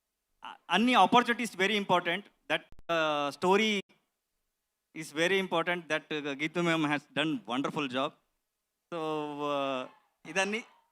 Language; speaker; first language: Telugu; non-native, learner; Kannada